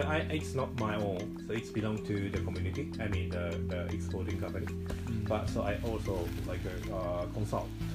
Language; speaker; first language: English; non-native, fluent; Japanese